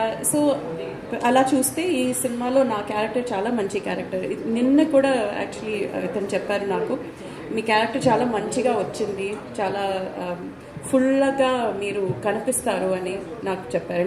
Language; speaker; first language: Telugu; non-native, fluent; Malayalam